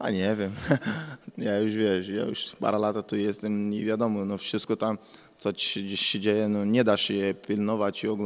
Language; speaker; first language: Polish; non-native, learner; Portuguese